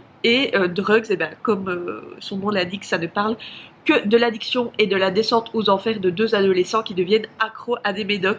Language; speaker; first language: French; native; French